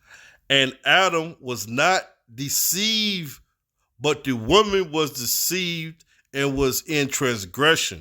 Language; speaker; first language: English; native; English